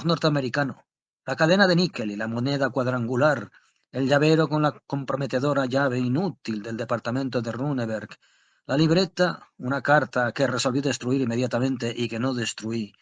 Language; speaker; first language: Spanish; native; Spanish